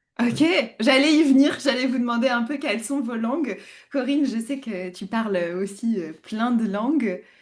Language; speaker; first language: French; native; French